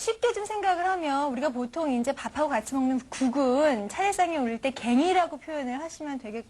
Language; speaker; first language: Korean; native; Korean